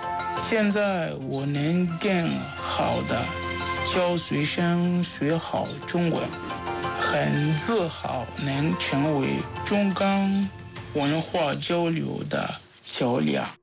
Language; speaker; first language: Chinese; non-native, fluent; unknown